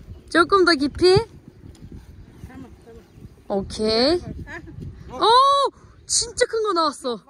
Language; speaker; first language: Korean; non-native, fluent; Turkish